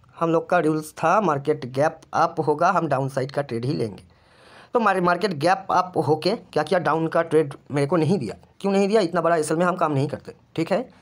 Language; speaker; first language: Hindi; non-native, local second language; Bangla